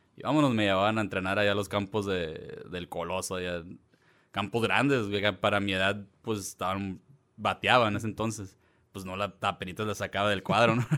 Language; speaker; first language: Spanish; early bilingual, heritage; Spanish